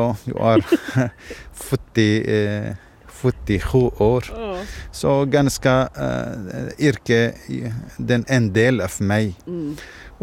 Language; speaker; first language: Swedish; non-native, fluent; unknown